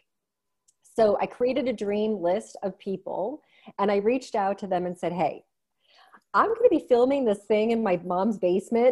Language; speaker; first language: English; native; English